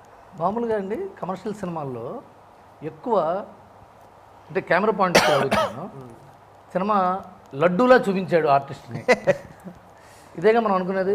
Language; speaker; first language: Telugu; native; Telugu